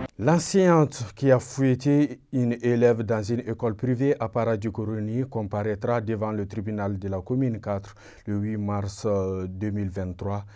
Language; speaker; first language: French; non-native, local second language; Bambara